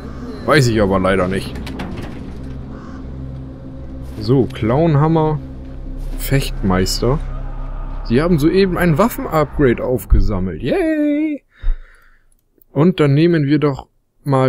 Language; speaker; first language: German; native; German